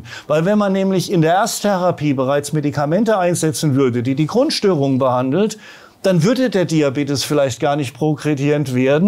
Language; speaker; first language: German; native; German